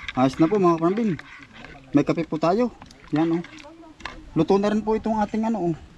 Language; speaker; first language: Filipino; native; Filipino